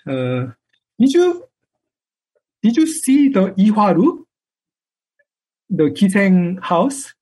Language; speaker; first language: English; non-native, fluent; Korean